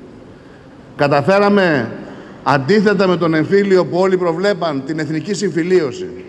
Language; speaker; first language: Greek; native; Greek